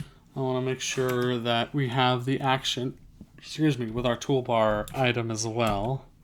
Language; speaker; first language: English; native; English